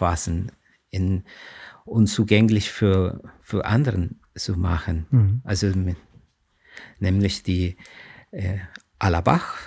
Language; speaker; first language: German; non-native, fluent; Spanish